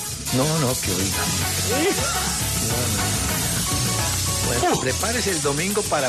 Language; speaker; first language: Spanish; native; Spanish